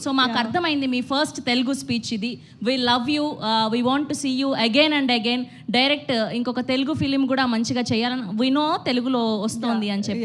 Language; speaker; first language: Telugu; native; Telugu